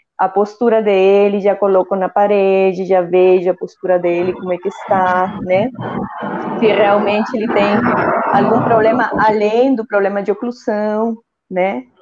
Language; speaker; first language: Portuguese; non-native, fluent; Spanish